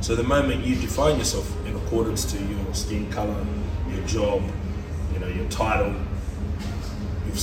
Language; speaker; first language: English; non-native, local second language; Nyanja